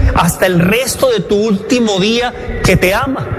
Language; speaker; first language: Spanish; native; Spanish